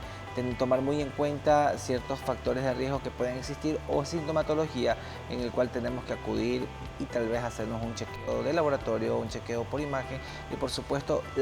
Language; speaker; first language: Spanish; native; Spanish